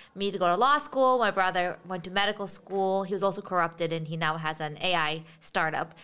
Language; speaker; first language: English; early bilingual, other home language; Russian